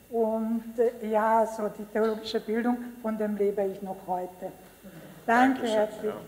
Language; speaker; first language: German; non-native, local second language; Hungarian